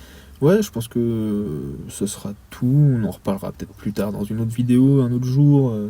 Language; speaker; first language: French; native; French